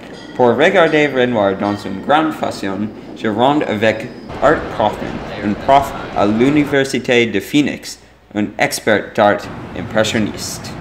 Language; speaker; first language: French; non-native, learner; English